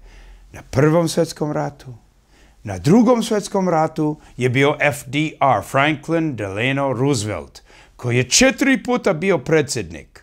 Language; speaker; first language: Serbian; early bilingual, heritage; English